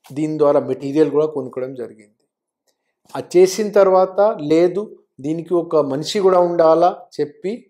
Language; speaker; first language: Telugu; non-native, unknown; Hindi